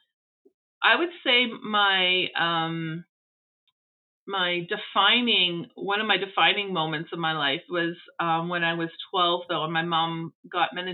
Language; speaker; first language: English; native; English